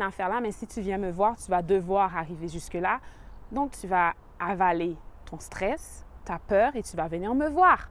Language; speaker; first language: French; native; French